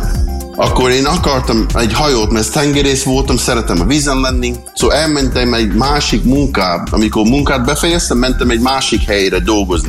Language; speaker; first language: Hungarian; early bilingual, heritage; English